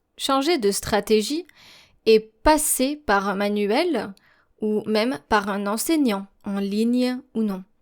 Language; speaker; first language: French; native; French